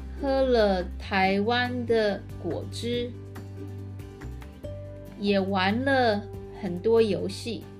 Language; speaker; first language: Chinese; early bilingual, heritage; Chinese